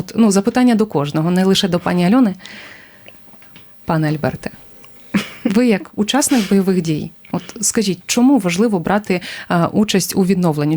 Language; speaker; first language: Ukrainian; native; Ukrainian